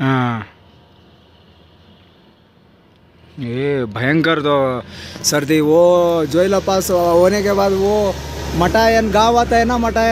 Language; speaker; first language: Hindi; non-native, local second language; Kannada